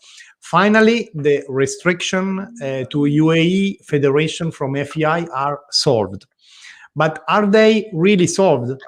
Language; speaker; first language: English; non-native, learner; Italian